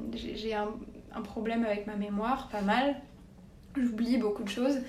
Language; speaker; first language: French; native; French